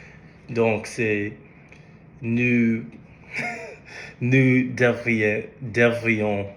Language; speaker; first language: French; non-native, learner; English